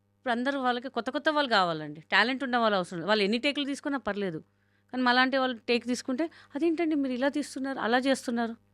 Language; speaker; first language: Telugu; non-native, local second language; Hindi